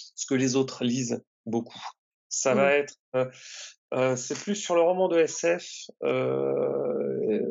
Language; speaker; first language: French; native; French